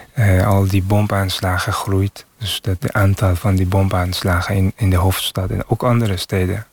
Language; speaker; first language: Dutch; non-native, fluent; Persian